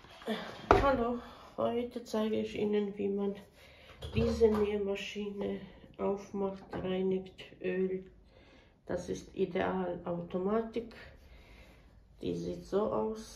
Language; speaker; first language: German; non-native, fluent; Bosnian